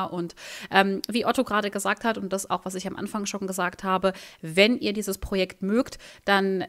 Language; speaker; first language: German; native; German